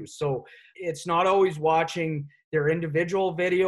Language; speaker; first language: English; native; English